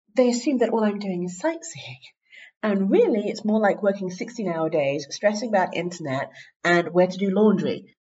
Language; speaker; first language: English; native; English